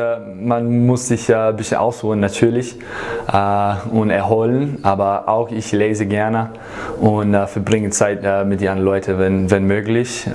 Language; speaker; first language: German; non-native, fluent; English